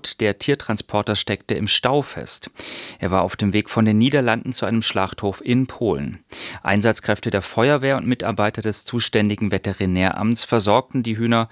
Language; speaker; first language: German; native; German